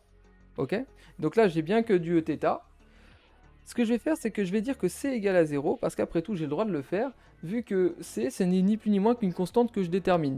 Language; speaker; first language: French; native; French